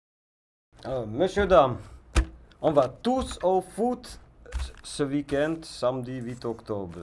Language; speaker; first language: French; non-native, learner; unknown